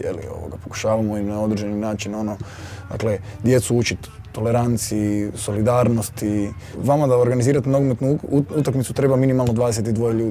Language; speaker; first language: Croatian; native; Croatian